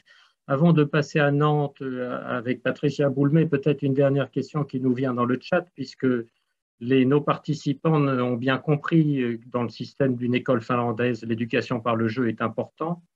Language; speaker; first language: French; native; French